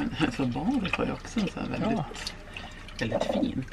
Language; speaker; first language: Swedish; native; Swedish